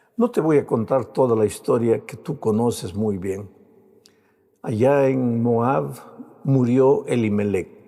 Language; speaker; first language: Spanish; native; Spanish